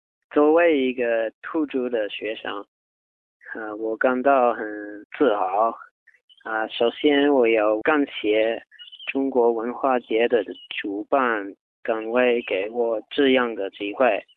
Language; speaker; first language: Chinese; non-native, learner; English